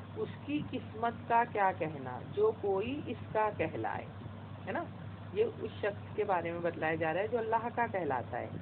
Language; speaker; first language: Urdu; native; Urdu